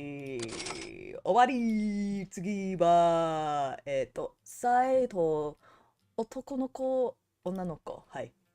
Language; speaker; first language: Japanese; non-native, learner; English